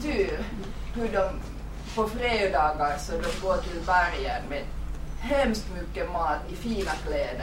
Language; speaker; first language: Swedish; non-native, fluent; Finnish